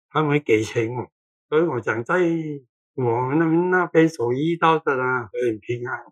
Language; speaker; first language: Chinese; non-native, local second language; Cantonese